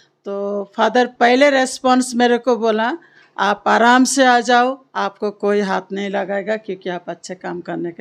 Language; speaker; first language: Hindi; non-native, local second language; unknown